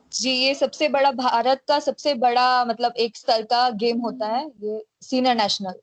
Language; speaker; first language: Hindi; native; Hindi